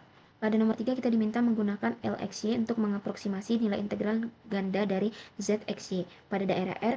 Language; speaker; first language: Indonesian; native; Indonesian